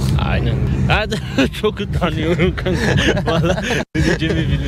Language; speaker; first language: Turkish; non-native, fluent; Spanish